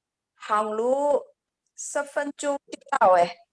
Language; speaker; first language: Chinese; non-native, learner; Indonesian